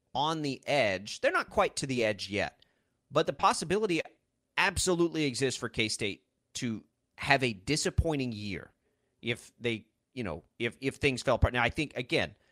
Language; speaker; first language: English; native; English